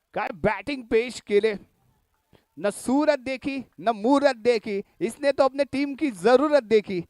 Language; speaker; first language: Hindi; non-native, local second language; Marathi